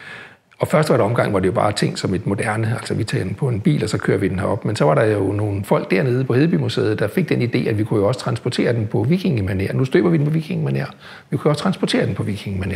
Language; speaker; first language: Danish; native; Danish